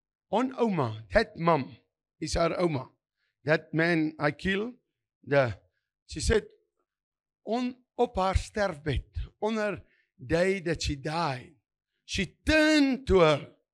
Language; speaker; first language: English; non-native, learner; Afrikaans